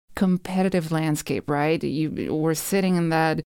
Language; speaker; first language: English; non-native, fluent; Spanish